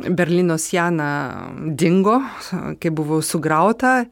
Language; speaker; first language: Lithuanian; non-native, fluent; French